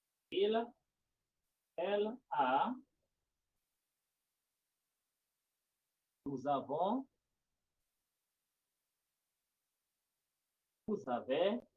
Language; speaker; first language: French; non-native, fluent; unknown